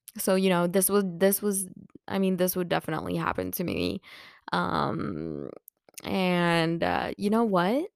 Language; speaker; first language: English; non-native, fluent; Swedish